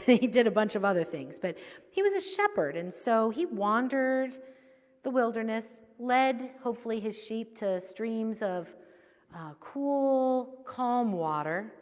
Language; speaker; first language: English; native; English